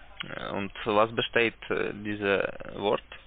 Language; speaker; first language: German; non-native, learner; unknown